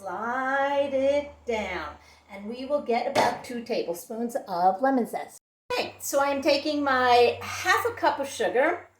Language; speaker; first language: English; native; English